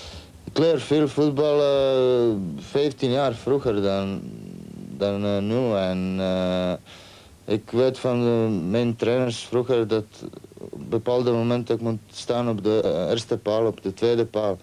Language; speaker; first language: Dutch; non-native, learner; Croatian